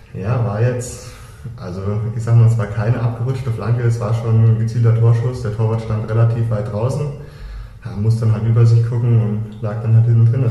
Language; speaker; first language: German; native; German